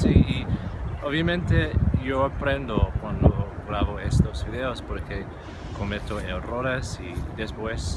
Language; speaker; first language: Spanish; non-native, learner; English